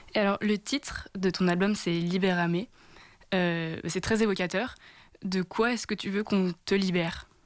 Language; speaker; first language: French; native; French